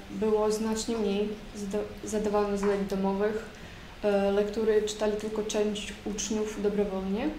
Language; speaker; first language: Polish; non-native, fluent; Ukrainian